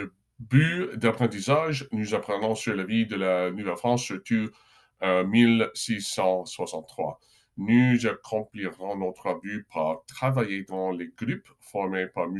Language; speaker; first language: French; non-native, local second language; English